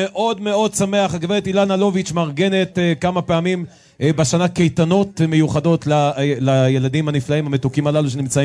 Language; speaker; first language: Hebrew; native; Hebrew